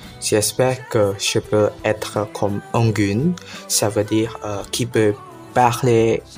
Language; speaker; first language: French; non-native, learner; Indonesian